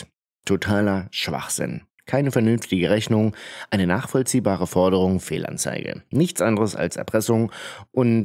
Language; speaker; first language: German; native; German